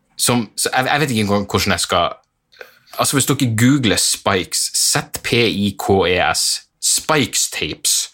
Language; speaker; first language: Norwegian; native; Norwegian